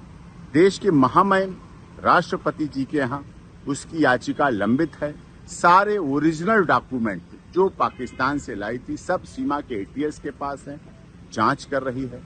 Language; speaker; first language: Hindi; native; Hindi